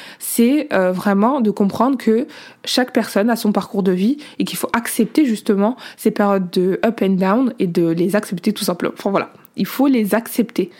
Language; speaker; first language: French; native; French